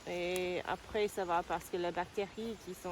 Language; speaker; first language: French; non-native, learner; English